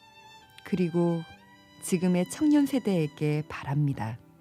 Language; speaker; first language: Korean; native; Korean